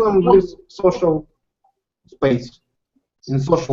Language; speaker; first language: English; non-native, learner; Russian